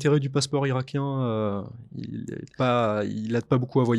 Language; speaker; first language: French; native; French